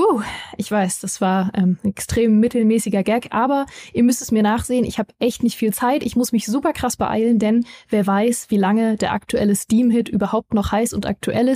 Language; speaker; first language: German; native; German